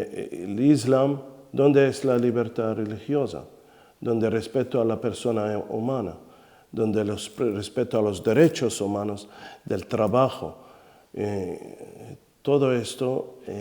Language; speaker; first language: Spanish; non-native, fluent; Arabic